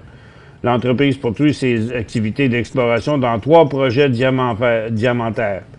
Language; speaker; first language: French; native; French